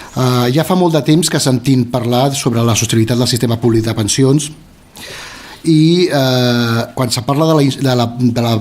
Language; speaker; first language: Catalan; native; Catalan